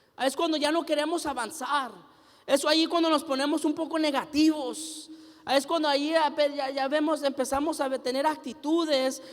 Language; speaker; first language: Spanish; early bilingual, heritage; Spanish